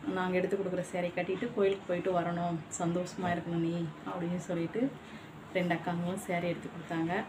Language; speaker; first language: Tamil; native; Tamil